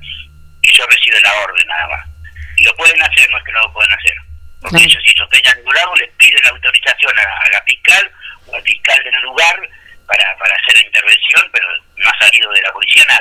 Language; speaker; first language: Spanish; native; Spanish